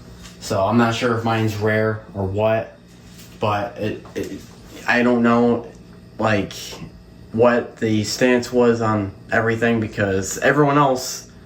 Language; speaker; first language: English; native; English